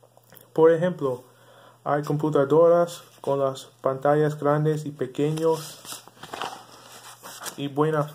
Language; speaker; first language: Spanish; non-native, learner; English